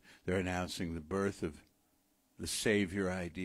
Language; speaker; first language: English; native; English